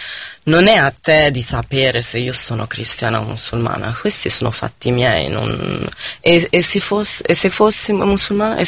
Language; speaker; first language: Italian; non-native, fluent; Arabic